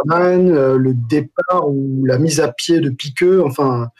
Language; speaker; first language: French; non-native, local second language; Arabic